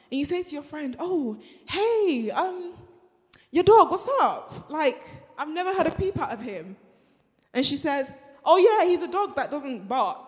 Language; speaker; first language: English; native; English